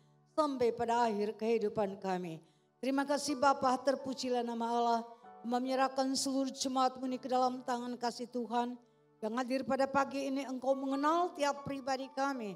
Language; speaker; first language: Indonesian; native; Indonesian